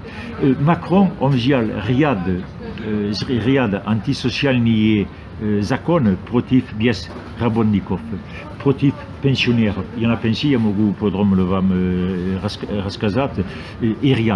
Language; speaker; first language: Russian; non-native, fluent; French